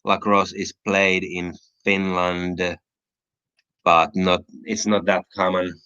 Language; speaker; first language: English; non-native, fluent; Finnish